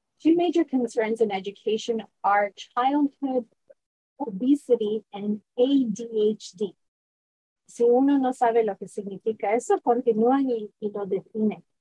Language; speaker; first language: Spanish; early bilingual, heritage; Spanish